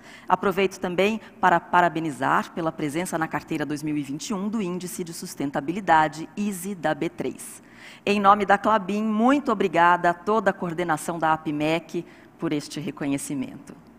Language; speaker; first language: Portuguese; native; Portuguese